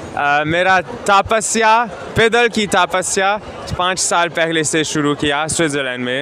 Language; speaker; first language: Hindi; non-native, learner; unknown